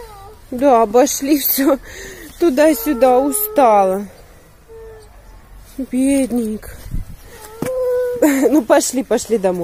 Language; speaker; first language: Russian; native; Russian